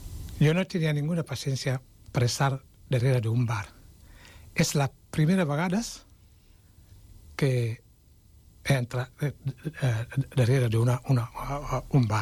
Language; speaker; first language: Catalan; non-native, fluent; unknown